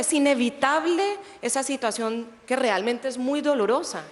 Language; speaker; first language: Spanish; native; Spanish